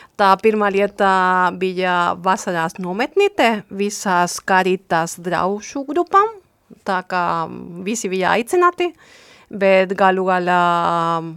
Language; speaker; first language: Latvian; non-native, fluent; Spanish